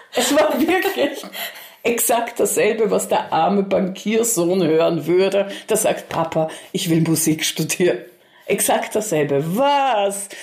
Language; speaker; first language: German; early bilingual, other home language; Russian